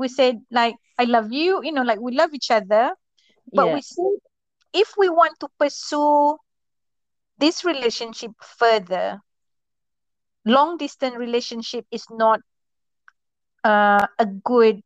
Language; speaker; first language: English; non-native, local second language; Malay